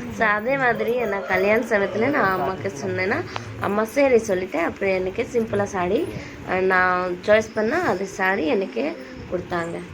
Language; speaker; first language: Tamil; non-native, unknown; Assamese